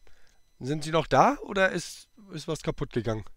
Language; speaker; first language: German; native; German